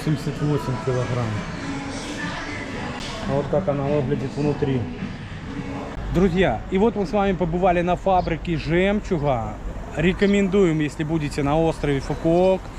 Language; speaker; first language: Russian; native; Russian